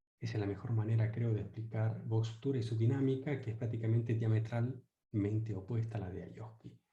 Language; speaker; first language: Spanish; native; Spanish